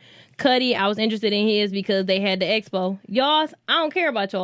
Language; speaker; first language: English; native; English